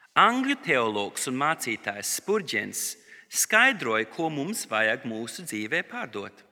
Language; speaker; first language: Latvian; early bilingual, heritage; Latvian